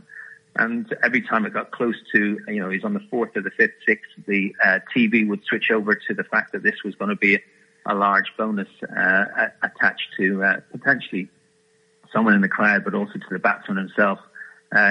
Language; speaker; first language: English; native; English